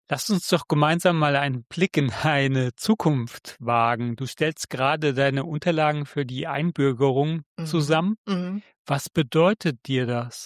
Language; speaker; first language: German; native; German